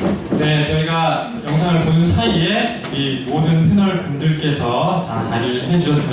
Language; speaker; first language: Korean; native; Korean